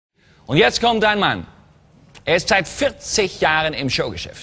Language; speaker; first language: German; native; German